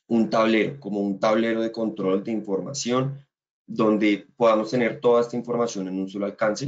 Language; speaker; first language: Spanish; native; Spanish